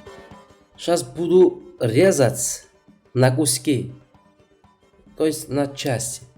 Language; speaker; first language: Russian; non-native, fluent; Georgian